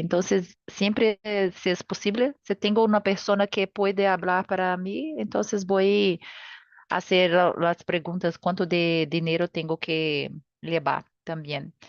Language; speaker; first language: Spanish; non-native, learner; Portuguese